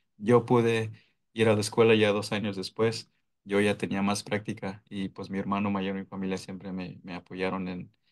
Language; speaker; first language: Spanish; early bilingual, heritage; Spanish